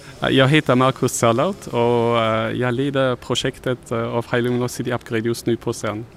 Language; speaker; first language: Swedish; non-native, fluent; German